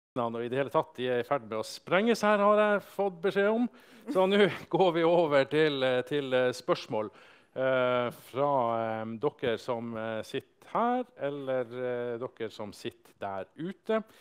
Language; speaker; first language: Norwegian; native; Norwegian